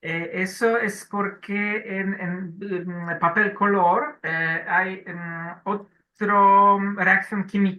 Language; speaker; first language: Spanish; non-native, learner; Polish